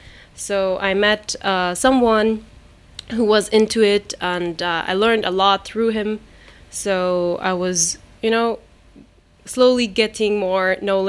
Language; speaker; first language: English; non-native, fluent; German